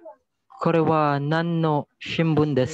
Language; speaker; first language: Japanese; non-native, learner; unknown